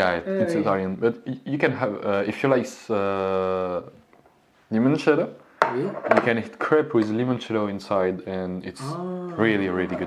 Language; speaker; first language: English; non-native, learner; French